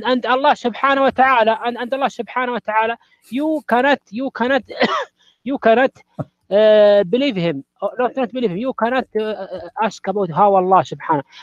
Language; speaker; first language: English; non-native, learner; Arabic